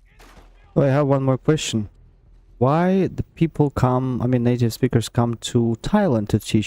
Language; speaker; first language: English; non-native, fluent; Russian